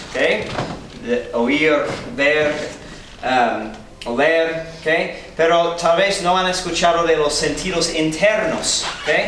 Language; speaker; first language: Spanish; non-native, fluent; English